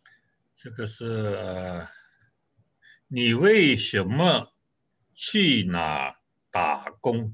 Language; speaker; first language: Chinese; non-native, learner; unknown